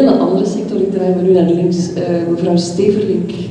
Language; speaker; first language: Dutch; native; Dutch